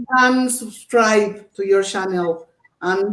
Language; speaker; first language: English; non-native, learner; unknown